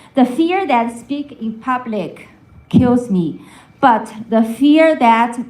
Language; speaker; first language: English; non-native, fluent; Chinese